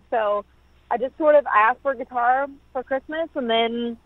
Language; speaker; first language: English; native; English